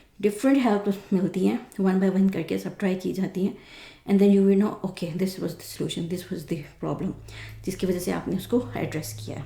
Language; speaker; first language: Urdu; native; Urdu